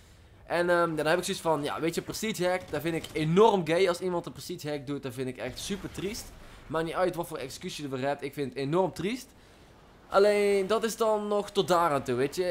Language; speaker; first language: Dutch; native; Dutch